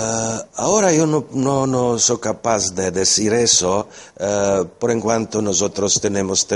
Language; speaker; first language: Spanish; non-native, fluent; Slovak